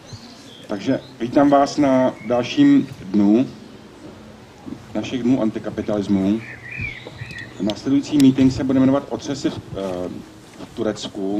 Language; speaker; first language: Czech; native; Czech